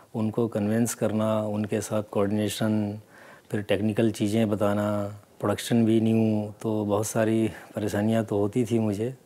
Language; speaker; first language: Hindi; native; Hindi